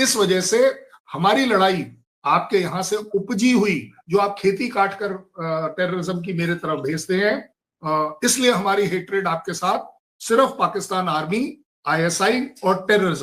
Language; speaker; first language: Hindi; native; Hindi